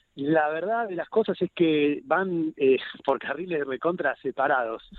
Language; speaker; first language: Spanish; native; Spanish